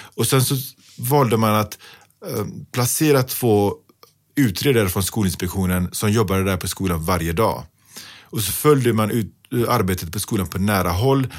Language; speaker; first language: Swedish; early bilingual, other home language; Pashto